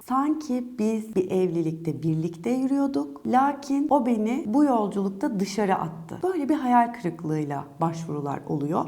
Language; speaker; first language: Turkish; native; Turkish